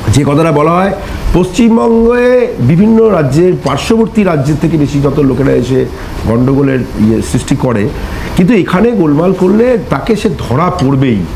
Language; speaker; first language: Bangla; native; Bangla